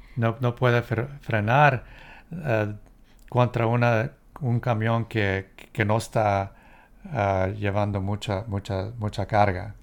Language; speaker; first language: Spanish; early bilingual, heritage; Spanish